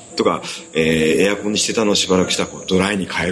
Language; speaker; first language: Japanese; native; Japanese